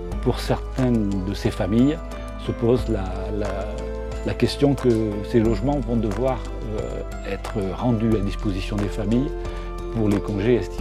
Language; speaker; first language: French; native; French